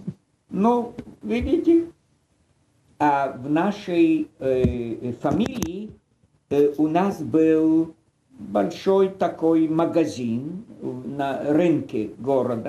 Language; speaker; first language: Russian; non-native, fluent; Polish